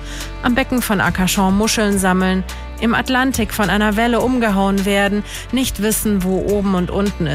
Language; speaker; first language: German; native; German